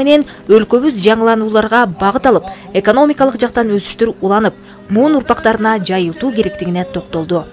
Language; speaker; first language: Kyrgyz; native; Kyrgyz